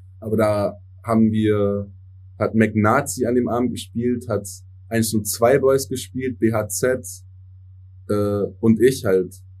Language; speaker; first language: German; early bilingual, other home language; English